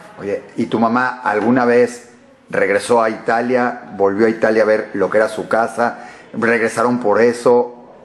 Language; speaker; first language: Spanish; native; Spanish